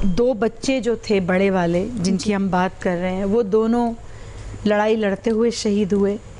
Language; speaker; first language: Hindi; non-native, local second language; Punjabi